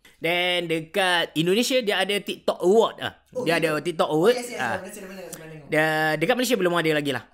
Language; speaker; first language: Malay; native; Malay